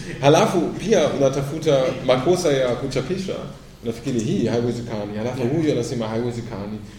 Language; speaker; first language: Swahili; non-native, fluent; German